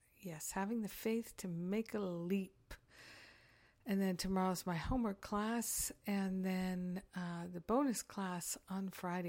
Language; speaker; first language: English; native; English